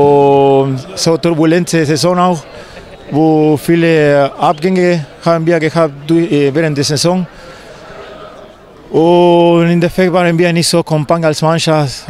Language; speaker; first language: German; non-native, fluent; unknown